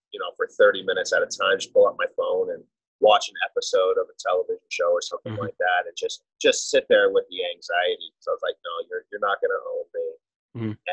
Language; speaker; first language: English; native; English